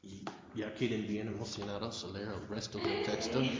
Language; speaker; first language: Spanish; non-native, fluent; English